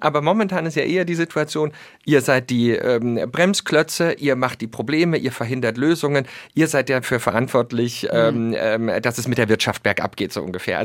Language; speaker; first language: German; native; German